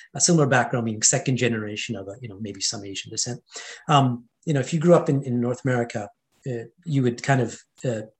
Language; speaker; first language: English; non-native, fluent; Hindi